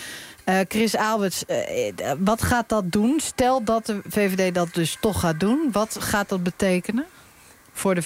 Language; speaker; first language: Dutch; native; Dutch